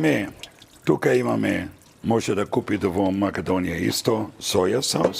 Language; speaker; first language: Macedonian; non-native, fluent; Dutch